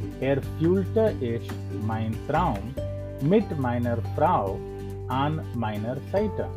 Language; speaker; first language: German; non-native, learner; English